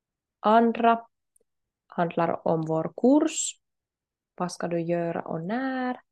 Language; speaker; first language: Swedish; non-native, learner; Finnish